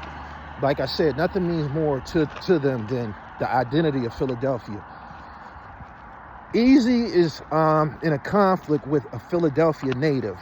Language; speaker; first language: English; native; English